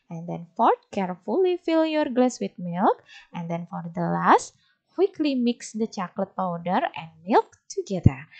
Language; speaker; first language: English; non-native, fluent; Indonesian